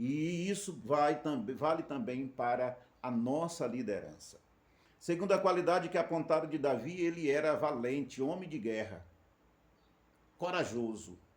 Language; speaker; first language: Portuguese; native; Portuguese